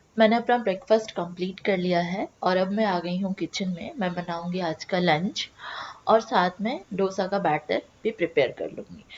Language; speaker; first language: Hindi; non-native, local second language; Bangla